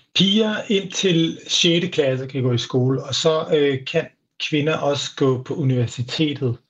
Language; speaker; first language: Danish; native; Danish